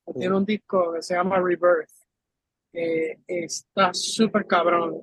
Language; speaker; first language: Spanish; early bilingual, heritage; Spanish